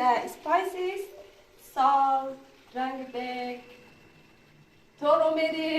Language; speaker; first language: English; non-native, learner; Persian